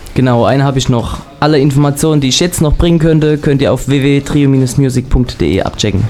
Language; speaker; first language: German; native; German